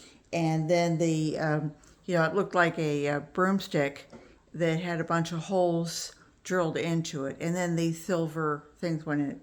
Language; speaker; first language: English; native; English